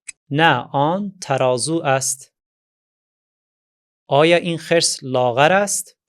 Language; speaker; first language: Persian; non-native, fluent; Azerbaijani